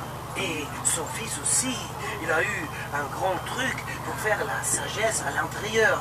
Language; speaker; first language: French; non-native, local second language; Luxembourgish